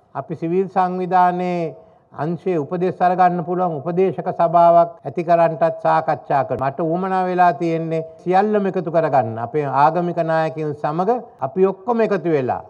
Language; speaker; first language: Sinhala; native; Sinhala